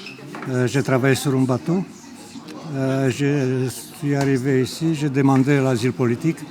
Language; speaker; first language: French; non-native, fluent; Romanian